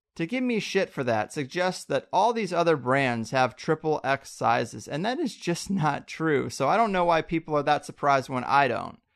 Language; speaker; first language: English; native; English